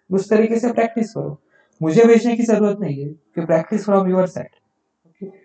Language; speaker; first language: Hindi; non-native, local second language; Marathi